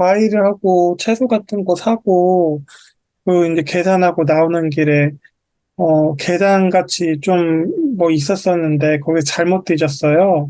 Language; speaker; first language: Korean; native; Korean